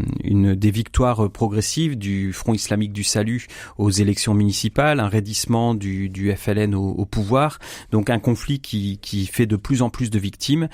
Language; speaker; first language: French; native; French